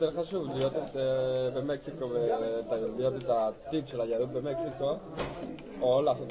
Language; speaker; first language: Hebrew; non-native, learner; Spanish